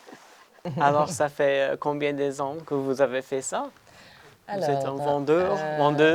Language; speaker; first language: French; non-native, learner; English